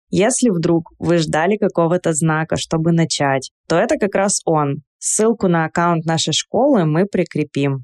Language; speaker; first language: Russian; native; Russian